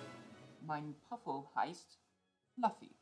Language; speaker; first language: German; non-native, learner; English